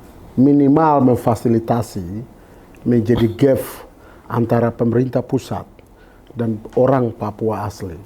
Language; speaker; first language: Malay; non-native, local second language; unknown